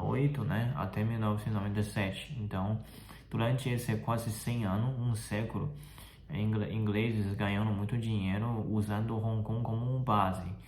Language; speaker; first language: Portuguese; non-native, fluent; Chinese